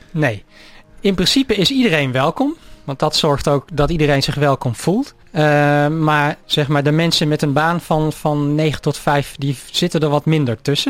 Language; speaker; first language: Dutch; native; Dutch